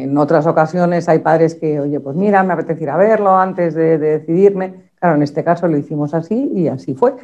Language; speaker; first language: Spanish; native; Spanish